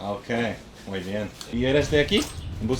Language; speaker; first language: Spanish; non-native, learner; English